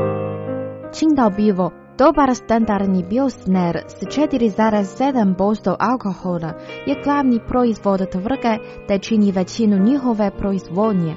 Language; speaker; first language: Croatian; non-native, fluent; Chinese